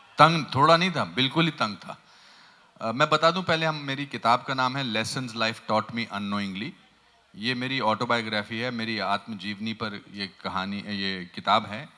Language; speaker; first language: Hindi; native; Hindi